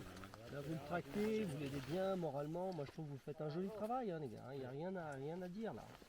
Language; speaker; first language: French; native; French